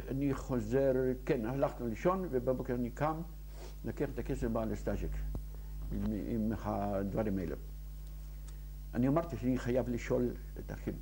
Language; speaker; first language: Hebrew; non-native, fluent; Yiddish